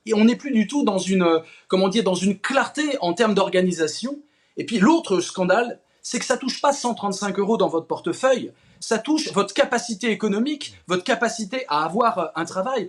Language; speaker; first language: French; native; French